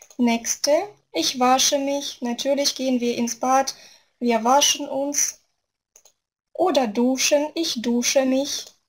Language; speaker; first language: German; non-native, fluent; Russian